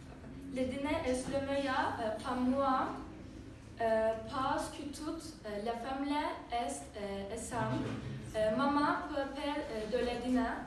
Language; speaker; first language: French; non-native, learner; Turkish